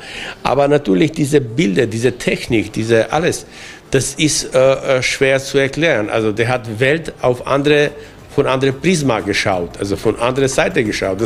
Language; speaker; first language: German; non-native, fluent; Armenian